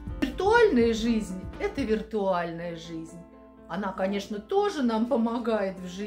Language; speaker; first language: Russian; native; Russian